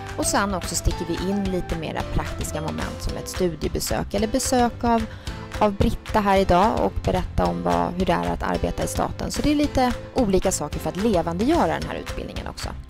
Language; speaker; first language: Swedish; native; Swedish